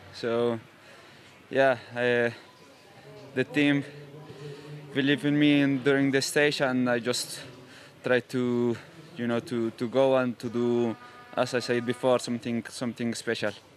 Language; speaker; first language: English; non-native, fluent; Spanish